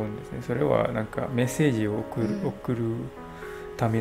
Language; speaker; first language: Japanese; non-native, learner; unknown